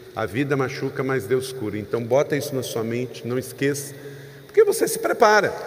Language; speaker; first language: Portuguese; native; Portuguese